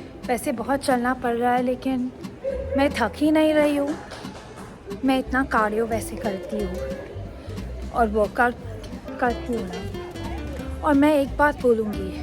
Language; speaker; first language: Hindi; non-native, local second language; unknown